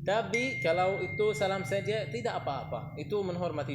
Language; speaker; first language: Indonesian; non-native, learner; Arabic